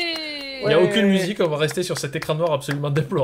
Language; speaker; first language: French; native; French